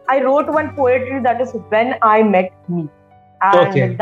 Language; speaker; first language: English; non-native, local second language; Marathi